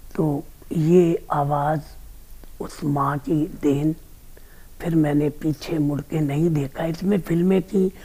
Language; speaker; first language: Hindi; native; Hindi